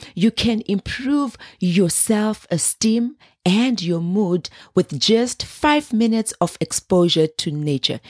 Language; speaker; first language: English; non-native, local second language; Shona